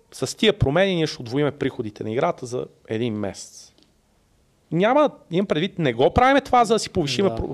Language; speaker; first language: Bulgarian; native; Bulgarian